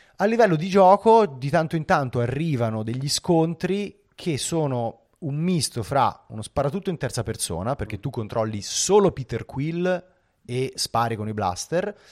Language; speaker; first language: Italian; native; Italian